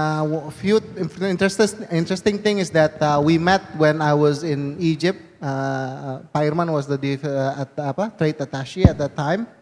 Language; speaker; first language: English; non-native, fluent; Indonesian